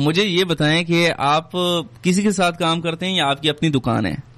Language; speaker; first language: Hindi; non-native, local second language; Pashto